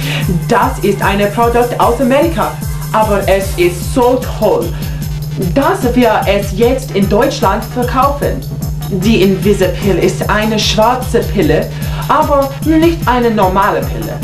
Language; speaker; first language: German; non-native, learner; English